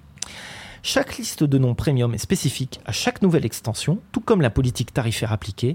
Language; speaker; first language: French; native; French